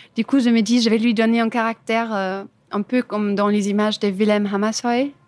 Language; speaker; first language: French; non-native, fluent; German